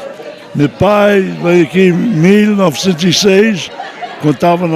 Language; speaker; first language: Portuguese; early bilingual, heritage; Portuguese